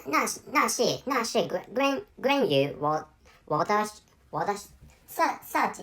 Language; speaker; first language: Chinese; non-native, learner; Japanese